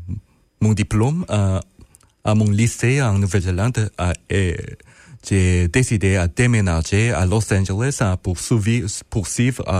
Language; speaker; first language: French; non-native, fluent; Korean